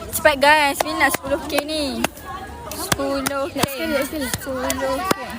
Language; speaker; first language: Malay; native; Malay